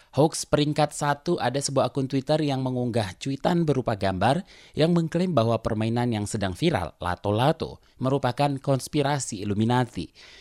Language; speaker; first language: Indonesian; native; Indonesian